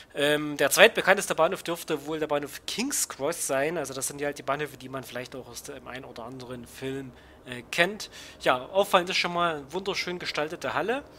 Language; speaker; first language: German; native; German